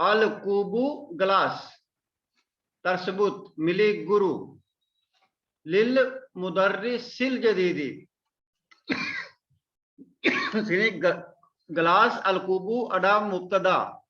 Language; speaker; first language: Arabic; non-native, fluent; Malay